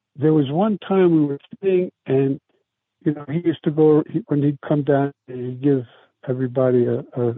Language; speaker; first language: English; early bilingual, other home language; Italian